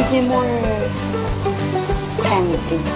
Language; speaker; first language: Chinese; native; Chinese